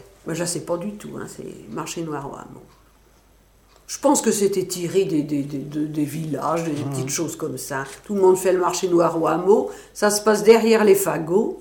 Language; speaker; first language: French; native; French